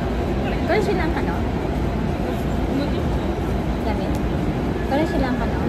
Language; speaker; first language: Japanese; non-native, learner; Filipino